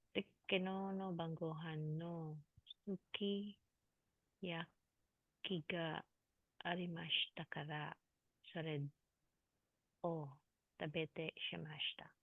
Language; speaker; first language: Japanese; non-native, learner; Filipino